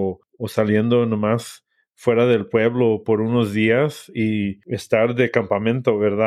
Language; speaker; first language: Spanish; early bilingual, heritage; English